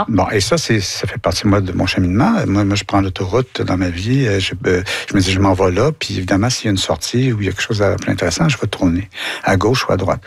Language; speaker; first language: French; native; French